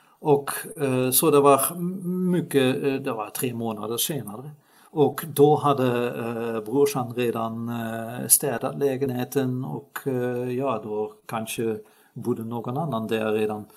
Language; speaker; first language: Swedish; non-native, fluent; Dutch